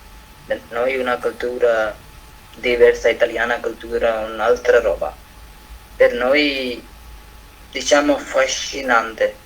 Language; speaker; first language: Italian; non-native, learner; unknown